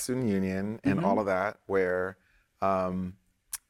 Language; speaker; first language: English; native; English